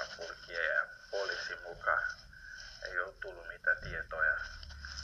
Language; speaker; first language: Finnish; non-native, fluent; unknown